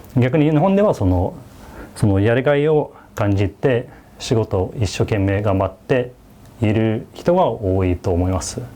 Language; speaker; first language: Japanese; non-native, fluent; Swedish